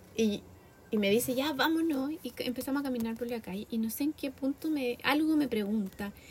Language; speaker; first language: Spanish; native; Spanish